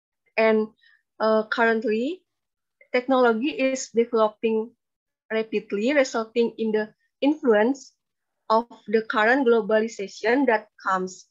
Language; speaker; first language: English; non-native, learner; Indonesian